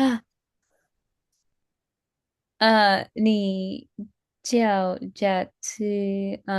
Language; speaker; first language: Chinese; non-native, learner; Spanish